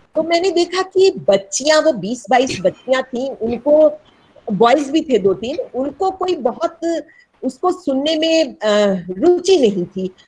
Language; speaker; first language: Hindi; native; Hindi